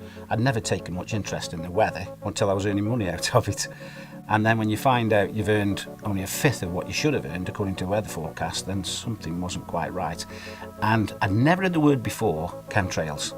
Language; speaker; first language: English; native; English